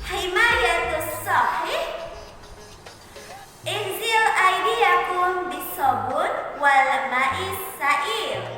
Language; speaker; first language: Arabic; non-native, learner; Indonesian